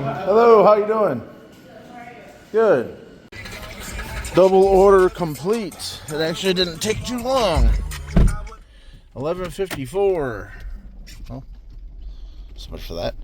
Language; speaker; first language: English; native; English